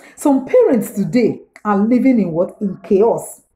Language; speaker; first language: English; non-native, local second language; Igbo